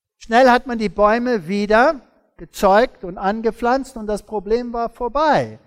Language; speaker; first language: German; early bilingual, heritage; German